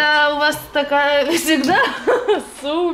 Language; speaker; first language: Russian; native; Russian